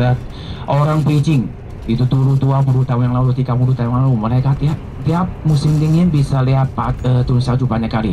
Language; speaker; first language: Indonesian; non-native, fluent; Chinese